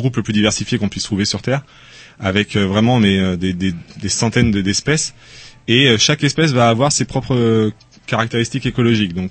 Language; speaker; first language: French; native; French